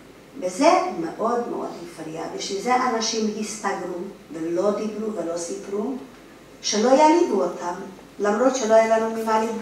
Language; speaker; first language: Hebrew; non-native, fluent; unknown